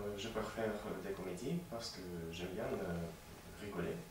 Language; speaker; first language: French; non-native, learner; Latvian